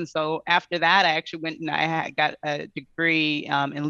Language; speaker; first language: English; native; English